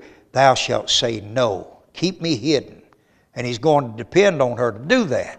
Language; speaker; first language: English; native; English